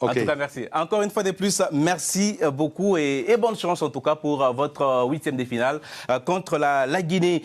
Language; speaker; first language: French; native; French